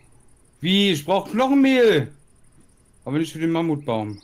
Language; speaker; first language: German; native; German